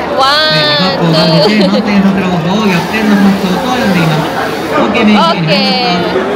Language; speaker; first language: Japanese; native; Japanese